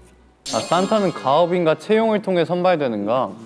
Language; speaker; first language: Korean; native; Korean